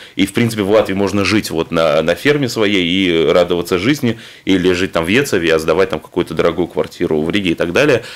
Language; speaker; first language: Russian; native; Russian